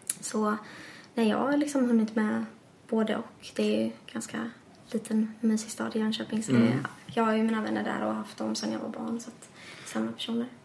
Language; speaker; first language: Swedish; early bilingual, other home language; English